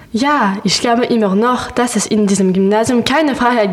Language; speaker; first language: German; non-native, learner; French